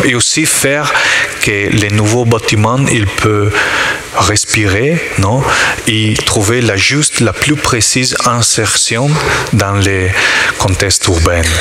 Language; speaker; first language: French; non-native, learner; Italian